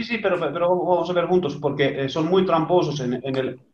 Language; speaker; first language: Spanish; non-native, fluent; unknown